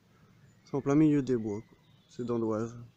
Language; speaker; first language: French; native; French